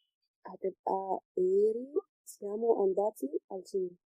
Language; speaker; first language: Italian; non-native, learner; Arabic